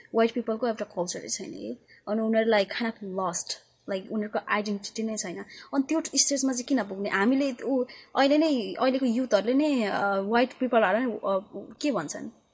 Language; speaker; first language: Nepali; early bilingual, heritage; Nepali